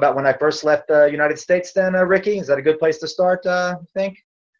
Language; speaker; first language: English; native; English